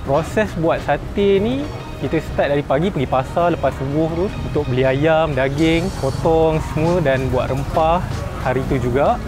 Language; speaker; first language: Malay; native; Malay